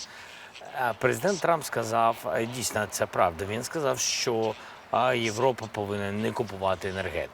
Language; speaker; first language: Ukrainian; non-native, local second language; Russian